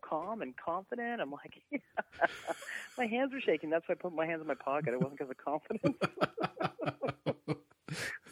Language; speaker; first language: English; native; English